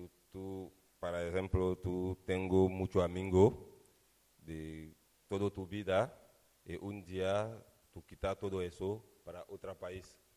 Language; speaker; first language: Spanish; non-native, learner; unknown